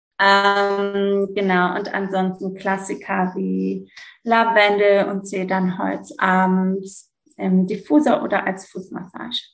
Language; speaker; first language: German; early bilingual, heritage; German